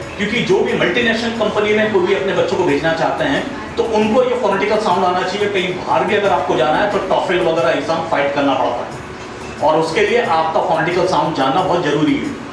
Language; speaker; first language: Hindi; native; Hindi